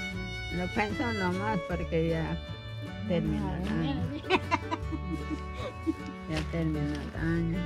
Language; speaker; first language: Spanish; non-native, local second language; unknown